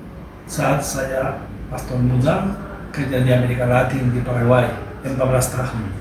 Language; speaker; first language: Indonesian; non-native, learner; Spanish